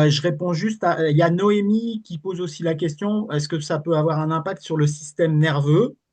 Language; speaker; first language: French; native; French